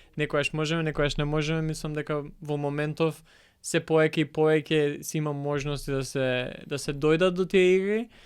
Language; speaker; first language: Macedonian; native; Macedonian